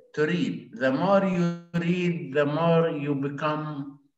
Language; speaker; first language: English; non-native, fluent; Arabic